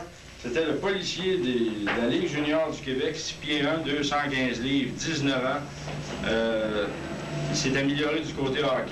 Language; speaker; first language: French; native; French